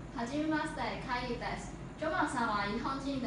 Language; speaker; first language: Japanese; non-native, learner; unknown